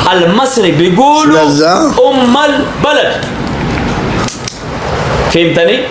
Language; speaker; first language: Arabic; non-native, learner; Amharic